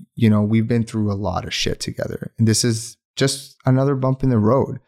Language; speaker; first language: English; non-native, local second language; Urdu